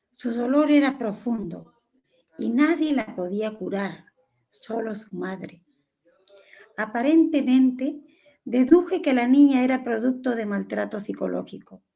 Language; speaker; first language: Spanish; native; Spanish